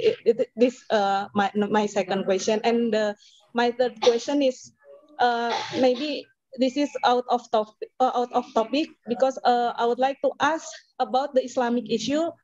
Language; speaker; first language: English; non-native, learner; Indonesian